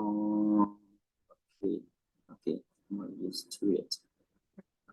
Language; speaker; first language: English; non-native, learner; Indonesian